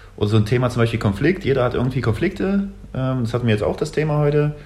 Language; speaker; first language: German; early bilingual, other home language; Russian